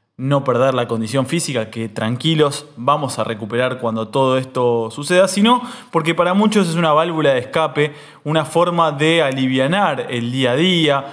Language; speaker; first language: Spanish; native; Spanish